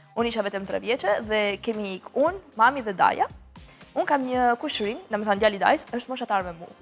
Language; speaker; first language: Albanian; early bilingual, heritage; Albanian